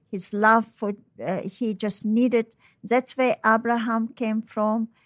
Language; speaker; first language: English; non-native, fluent; Uzbek